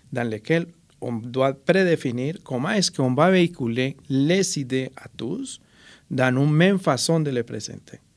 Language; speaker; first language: French; non-native, fluent; Spanish